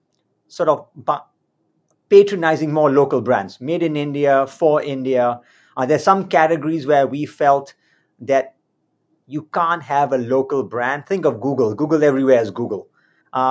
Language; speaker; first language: English; native; English